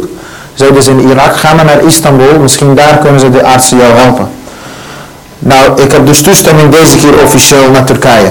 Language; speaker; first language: Dutch; non-native, learner; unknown